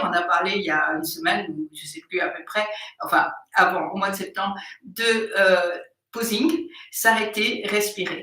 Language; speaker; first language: French; native; French